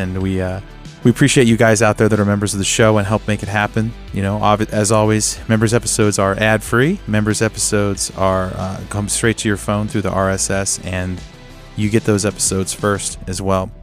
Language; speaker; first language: English; native; English